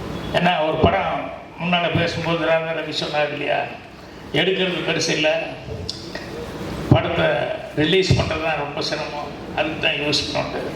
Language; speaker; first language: Tamil; native; Tamil